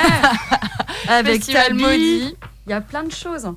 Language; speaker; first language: French; native; French